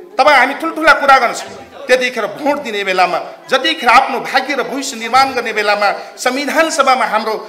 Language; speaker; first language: Nepali; native; Nepali